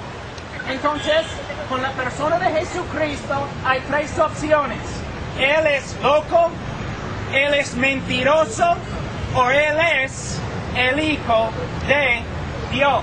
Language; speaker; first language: Spanish; non-native, fluent; English